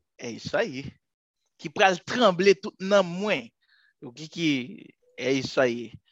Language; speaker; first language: Portuguese; non-native, fluent; Haitian Creole